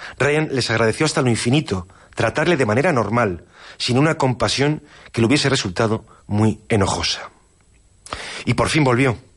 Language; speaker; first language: Spanish; native; Spanish